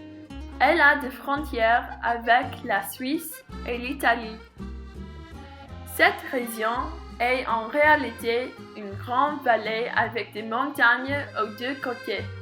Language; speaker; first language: French; non-native, learner; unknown